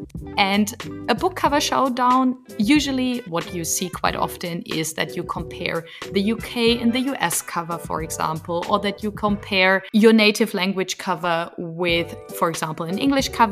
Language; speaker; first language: English; non-native, fluent; German